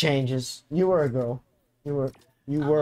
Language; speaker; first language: English; native; English